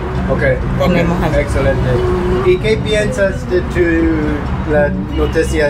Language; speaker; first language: Spanish; non-native, learner; English